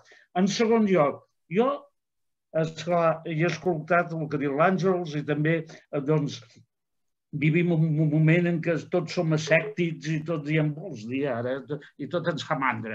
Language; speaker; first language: Catalan; native; Catalan